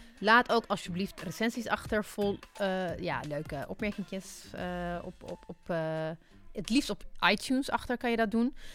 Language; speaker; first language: Dutch; non-native, fluent; Amharic